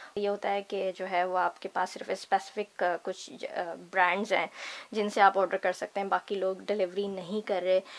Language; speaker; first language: Hindi; native; Hindi